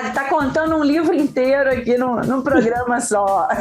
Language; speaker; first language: Portuguese; native; Portuguese